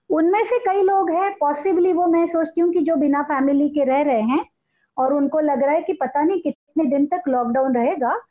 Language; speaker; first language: Hindi; non-native, local second language; Marathi